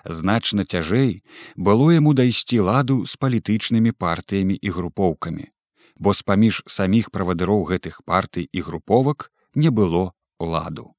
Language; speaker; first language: Belarusian; native; Belarusian